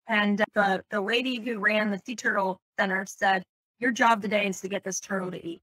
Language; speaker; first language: English; native; English